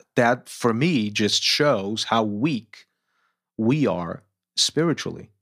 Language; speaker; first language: English; non-native, fluent; Portuguese